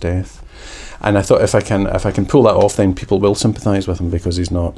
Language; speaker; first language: English; native; English